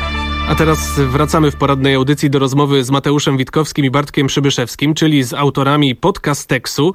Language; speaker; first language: Polish; native; Polish